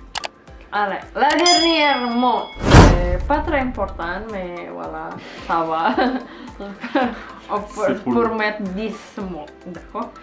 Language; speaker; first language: French; non-native, learner; Indonesian